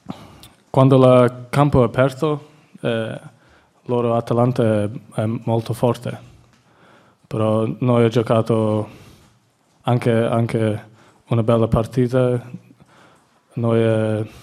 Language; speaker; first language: Italian; non-native, learner; English